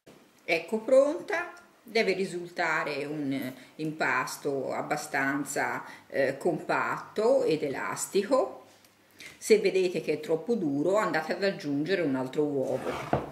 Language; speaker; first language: Italian; native; Italian